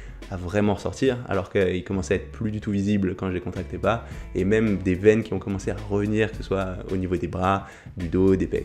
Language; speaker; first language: French; native; French